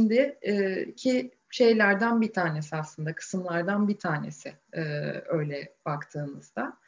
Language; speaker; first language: Turkish; native; Turkish